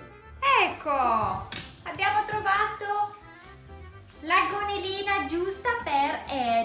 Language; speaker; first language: Italian; native; Italian